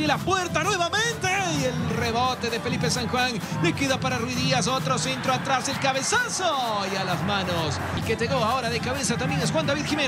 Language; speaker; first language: Spanish; native; Spanish